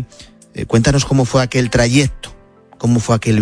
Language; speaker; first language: Spanish; native; Spanish